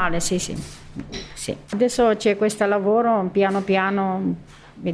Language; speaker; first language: Italian; non-native, learner; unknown